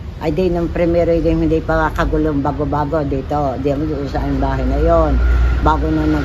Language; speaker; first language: Filipino; native; Filipino